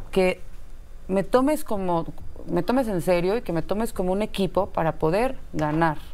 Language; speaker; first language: Spanish; native; Spanish